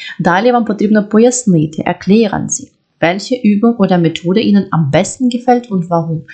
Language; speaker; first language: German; non-native, fluent; Ukrainian